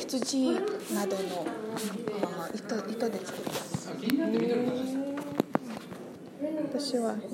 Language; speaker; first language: Japanese; non-native, learner; Mongolian